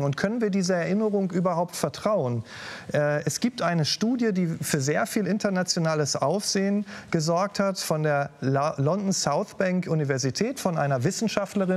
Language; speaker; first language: German; native; German